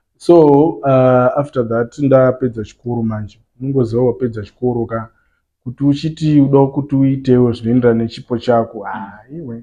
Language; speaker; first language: Shona; native; Shona